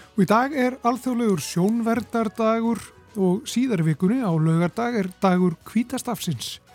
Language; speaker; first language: Icelandic; native; Icelandic